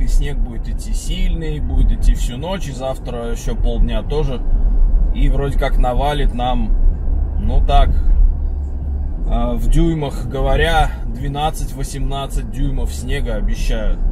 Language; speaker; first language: Russian; native; Russian